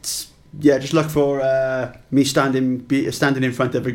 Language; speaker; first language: English; native; English